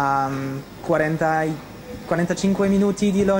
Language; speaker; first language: Italian; non-native, learner; French